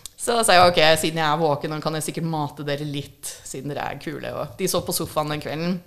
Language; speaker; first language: Norwegian; early bilingual, other home language; English